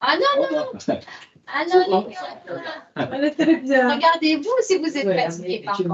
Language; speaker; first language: French; native; French